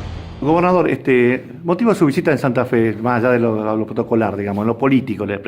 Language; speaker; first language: Spanish; native; Spanish